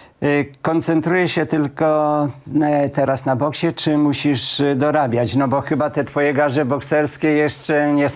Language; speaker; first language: Polish; native; Polish